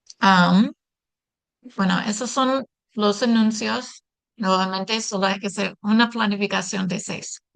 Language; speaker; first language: Spanish; non-native, fluent; English